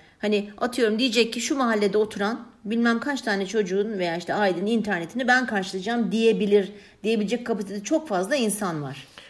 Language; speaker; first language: Turkish; early bilingual, heritage; Turkish